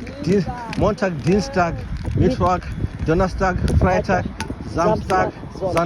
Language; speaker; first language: German; non-native, learner; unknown